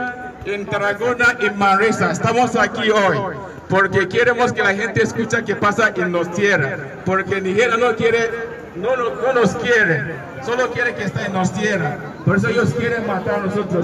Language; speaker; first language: Spanish; non-native, learner; Igbo